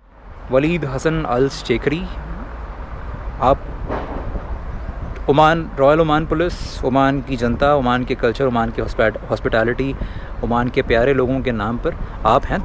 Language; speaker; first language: Hindi; native; Hindi